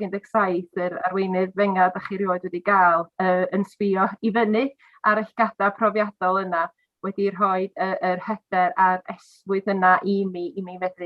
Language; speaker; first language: Welsh; native; Welsh